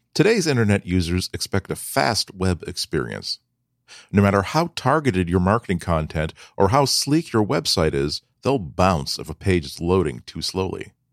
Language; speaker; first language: English; native; English